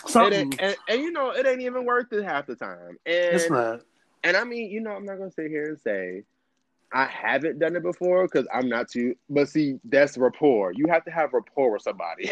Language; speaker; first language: English; native; English